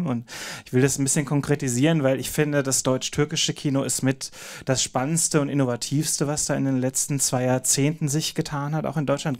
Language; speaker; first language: German; native; German